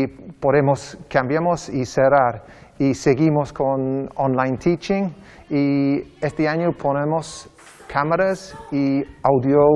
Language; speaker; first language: Spanish; non-native, learner; English